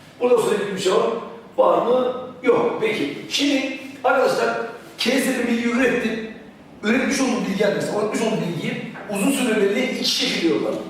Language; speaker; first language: Turkish; native; Turkish